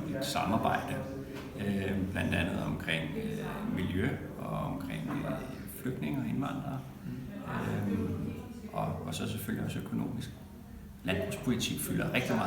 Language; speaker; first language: Danish; native; Danish